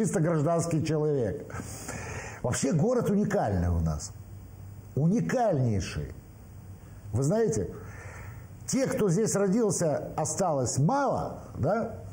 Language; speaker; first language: Russian; native; Russian